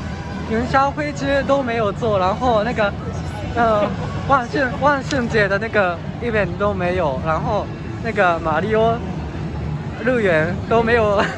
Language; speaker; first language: Chinese; non-native, fluent; Japanese